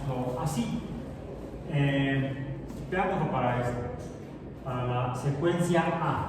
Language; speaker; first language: Spanish; native; Spanish